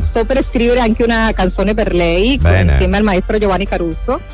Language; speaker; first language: Italian; non-native, fluent; Spanish